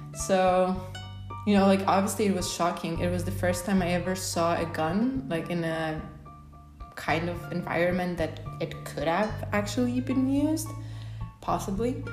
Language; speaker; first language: English; non-native, fluent; Polish